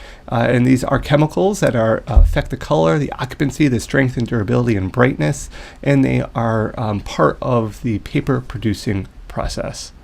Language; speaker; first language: English; native; English